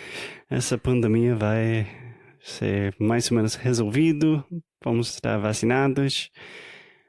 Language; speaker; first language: Portuguese; non-native, fluent; English